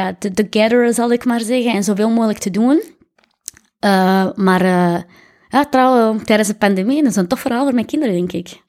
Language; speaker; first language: Dutch; early bilingual, other home language; Arabic